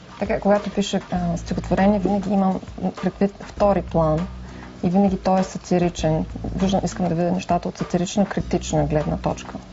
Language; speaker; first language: Bulgarian; native; Bulgarian